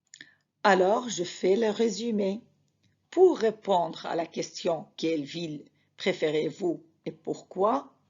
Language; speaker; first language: French; non-native, fluent; Arabic